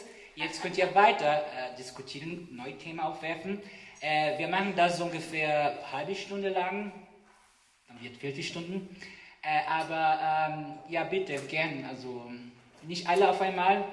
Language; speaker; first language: German; non-native, fluent; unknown